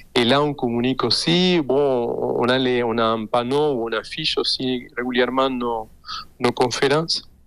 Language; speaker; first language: French; non-native, fluent; Spanish